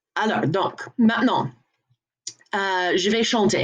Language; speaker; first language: French; non-native, fluent; English